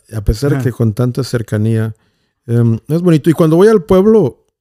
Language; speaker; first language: Spanish; native; Spanish